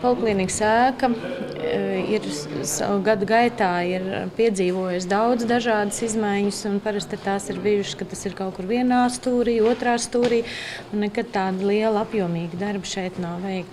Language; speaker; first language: Latvian; native; Latvian